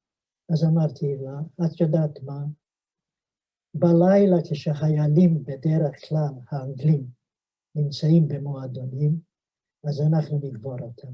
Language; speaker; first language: Hebrew; non-native, fluent; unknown